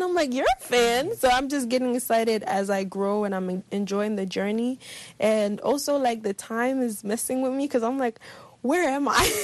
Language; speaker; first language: English; non-native, local second language; Igbo